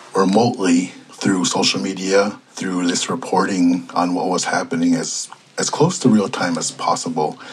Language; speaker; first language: English; native; English